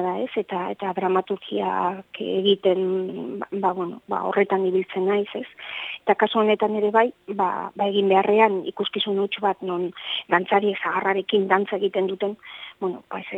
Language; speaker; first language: Basque; native; Basque